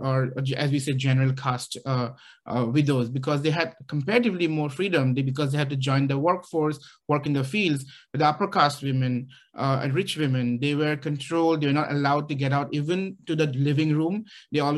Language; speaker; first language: English; non-native, local second language; Assamese